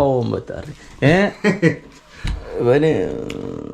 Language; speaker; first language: Russian; non-native, learner; Malayalam